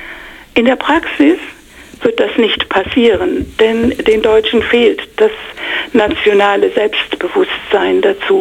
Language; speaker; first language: German; non-native, fluent; English